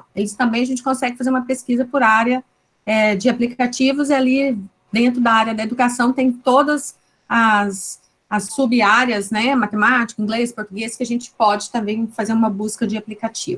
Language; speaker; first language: Portuguese; native; Portuguese